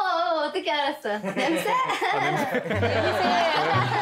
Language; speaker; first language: Korean; non-native, learner; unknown